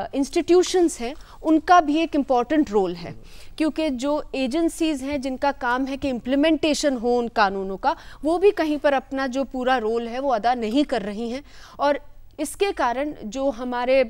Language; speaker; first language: Hindi; native; Hindi